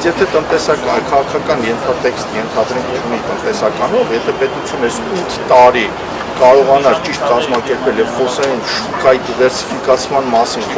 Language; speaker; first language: Armenian; native; Armenian